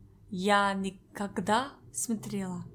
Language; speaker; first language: Russian; non-native, learner; English